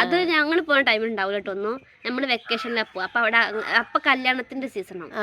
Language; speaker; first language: Malayalam; early bilingual, other home language; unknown